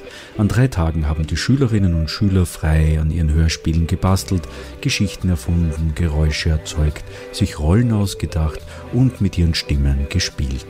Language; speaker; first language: German; native; German